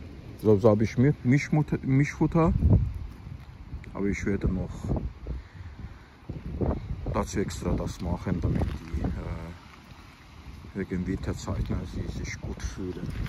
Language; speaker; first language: German; non-native, fluent; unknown